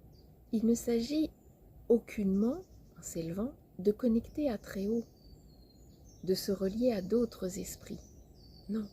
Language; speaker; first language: French; native; French